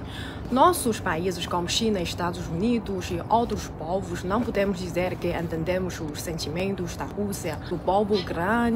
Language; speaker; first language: Portuguese; non-native, fluent; Chinese